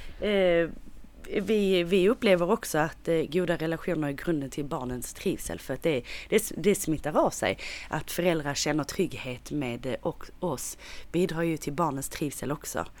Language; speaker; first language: Swedish; native; Swedish